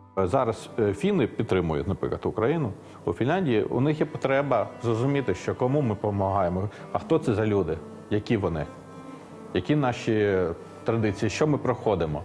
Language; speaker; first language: Ukrainian; early bilingual, heritage; Finnish